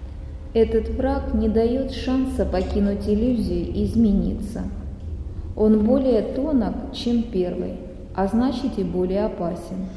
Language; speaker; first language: Russian; native; Russian